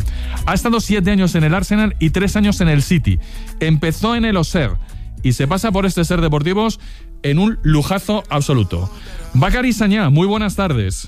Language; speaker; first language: Spanish; native; Spanish